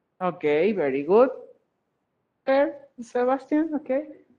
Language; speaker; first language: English; non-native, fluent; Spanish